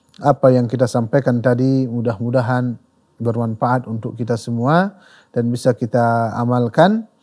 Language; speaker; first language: Malay; native; Malay